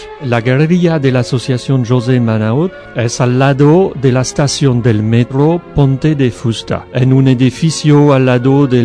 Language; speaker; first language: Spanish; non-native, learner; French